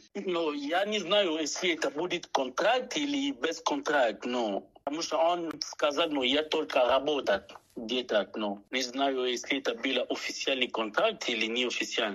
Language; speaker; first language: Russian; non-native, learner; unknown